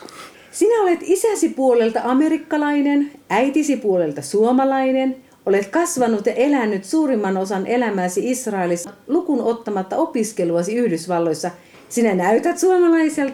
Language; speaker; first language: Finnish; native; Finnish